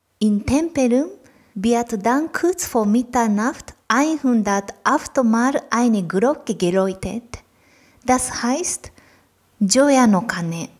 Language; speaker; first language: German; non-native, fluent; Japanese